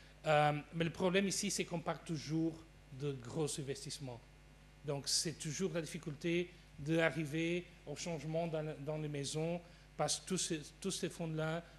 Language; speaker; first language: French; non-native, fluent; Portuguese